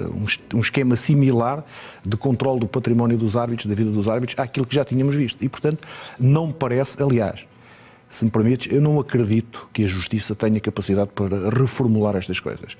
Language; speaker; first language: Portuguese; native; Portuguese